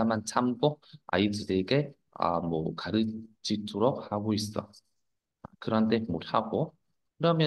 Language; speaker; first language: Korean; non-native, fluent; Vietnamese